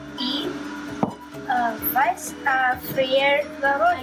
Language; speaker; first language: Spanish; non-native, learner; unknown